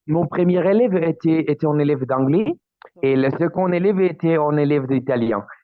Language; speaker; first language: French; non-native, learner; Spanish